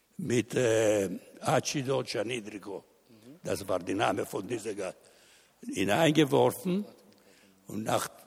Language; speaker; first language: German; non-native, learner; Italian